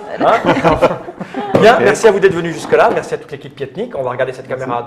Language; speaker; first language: French; native; French